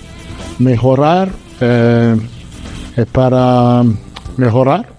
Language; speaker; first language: Portuguese; non-native, learner; Italian